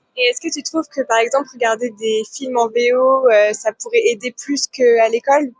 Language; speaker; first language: French; native; French